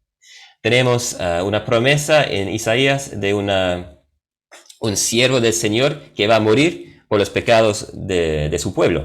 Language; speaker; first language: Spanish; non-native, fluent; English